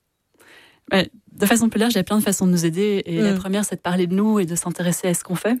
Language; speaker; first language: French; native; French